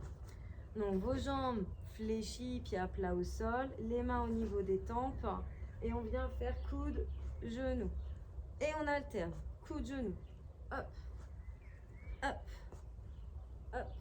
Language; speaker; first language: French; native; French